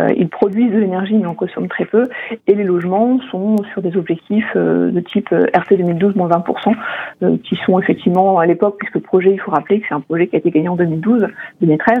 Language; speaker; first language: French; native; French